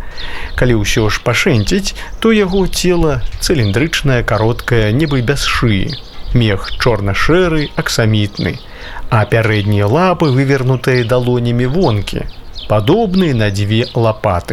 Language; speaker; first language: Belarusian; native; Belarusian